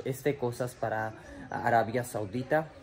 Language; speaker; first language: Spanish; non-native, learner; Urdu